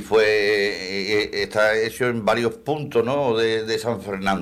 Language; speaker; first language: Spanish; native; Spanish